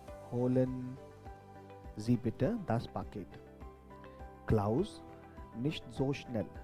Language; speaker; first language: German; non-native, fluent; Hindi